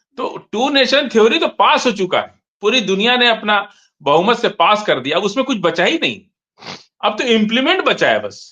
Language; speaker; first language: Hindi; native; Hindi